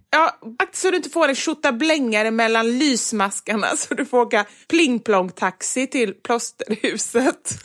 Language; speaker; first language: Swedish; native; Swedish